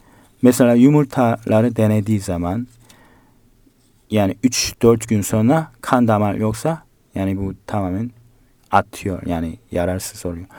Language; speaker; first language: Turkish; non-native, learner; Korean